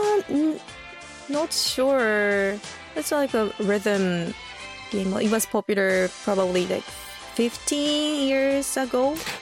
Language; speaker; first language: English; non-native, fluent; Japanese